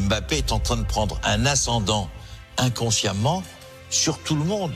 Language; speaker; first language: French; native; French